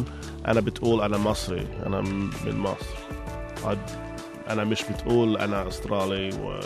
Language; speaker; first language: Arabic; early bilingual, heritage; Arabic